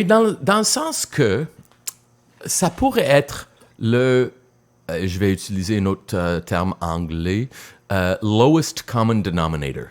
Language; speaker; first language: French; non-native, local second language; English